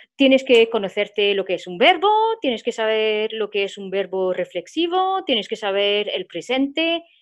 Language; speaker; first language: Spanish; non-native, fluent; French